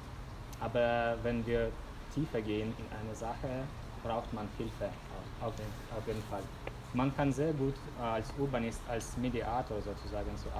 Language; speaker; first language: German; non-native, fluent; Russian